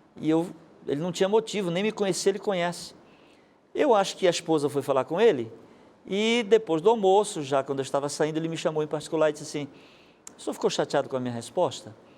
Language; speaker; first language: Portuguese; native; Portuguese